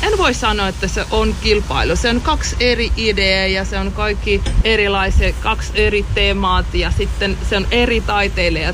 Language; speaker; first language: Finnish; non-native, fluent; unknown